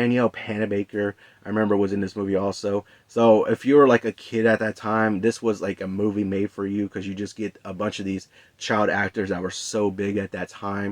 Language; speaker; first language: English; native; English